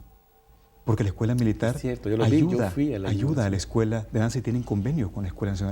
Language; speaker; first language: Spanish; native; Spanish